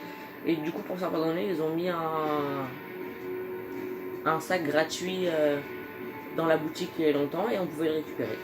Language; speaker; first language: French; native; French